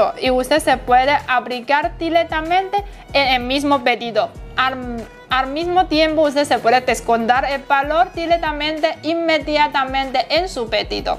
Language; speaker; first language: Spanish; non-native, learner; Chinese